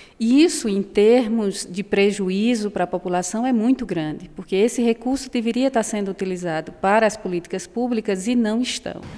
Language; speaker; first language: Portuguese; native; Portuguese